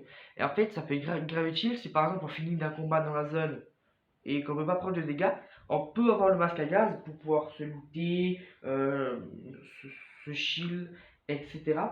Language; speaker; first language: French; native; French